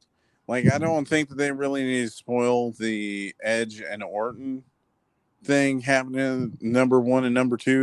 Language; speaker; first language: English; native; English